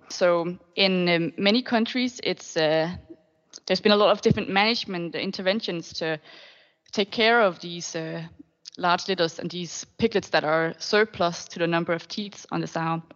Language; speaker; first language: English; non-native, fluent; Danish